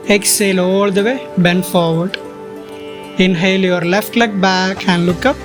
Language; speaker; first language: English; non-native, local second language; Malayalam